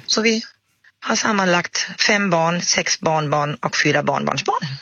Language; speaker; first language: Swedish; non-native, fluent; German